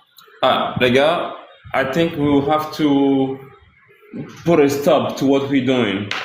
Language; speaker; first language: English; non-native, fluent; French